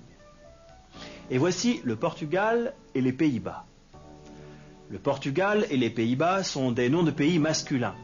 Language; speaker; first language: French; native; French